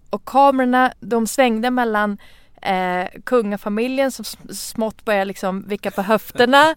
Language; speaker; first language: Swedish; early bilingual, other home language; Persian